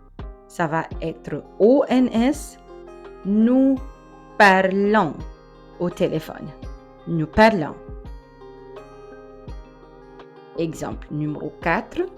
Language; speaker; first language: French; non-native, fluent; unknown